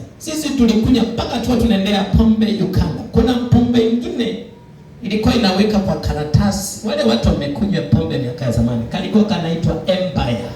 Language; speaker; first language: Swahili; non-native, local second language; Luyia